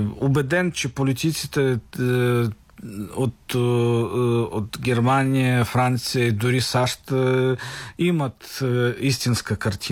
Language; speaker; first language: Bulgarian; non-native, fluent; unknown